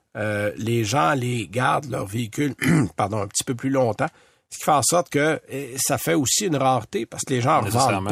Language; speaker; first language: French; native; French